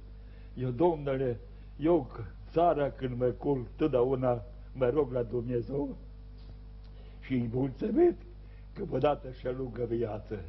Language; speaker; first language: Romanian; non-native, local second language; Serbian